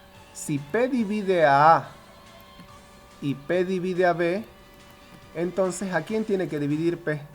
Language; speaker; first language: Spanish; native; Spanish